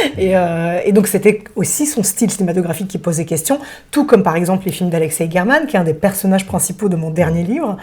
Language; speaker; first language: French; early bilingual, other home language; Russian